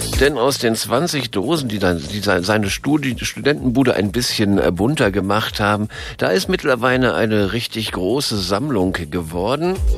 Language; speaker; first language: German; native; German